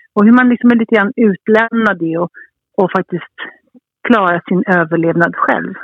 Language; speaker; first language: Swedish; early bilingual, heritage; Swedish